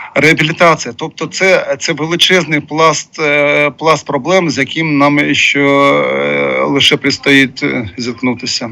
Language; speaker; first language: Ukrainian; non-native, local second language; Russian